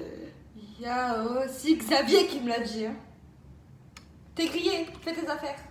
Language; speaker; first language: French; native; French